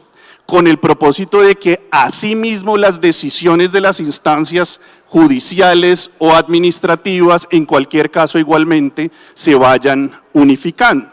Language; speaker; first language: Spanish; native; Spanish